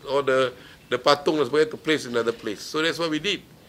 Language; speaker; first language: English; non-native, local second language; Malay